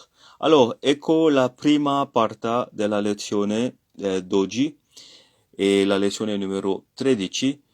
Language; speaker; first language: Italian; non-native, fluent; French